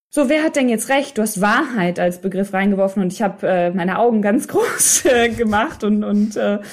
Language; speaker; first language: German; native; German